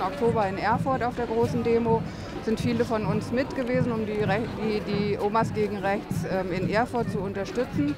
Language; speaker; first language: German; native; German